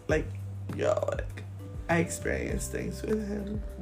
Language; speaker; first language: English; early bilingual, other home language; Spanish